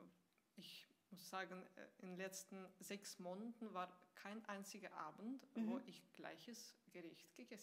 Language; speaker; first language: German; non-native, fluent; Russian